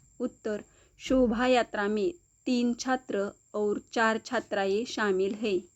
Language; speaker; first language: Hindi; non-native, local second language; Marathi